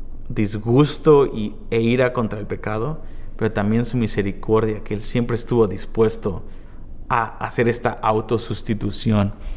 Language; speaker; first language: Spanish; native; Spanish